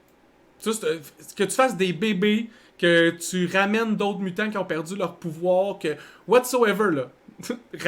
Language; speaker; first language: French; native; French